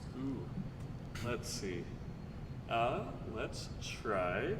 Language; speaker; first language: English; native; English